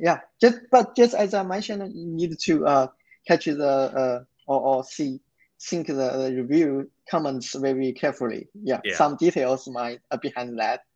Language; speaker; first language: English; non-native, learner; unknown